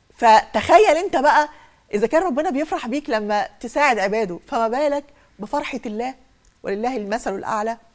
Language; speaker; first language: Egyptian Arabic; native; Egyptian Arabic